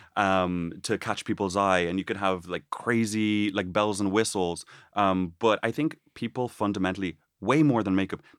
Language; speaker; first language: English; native; English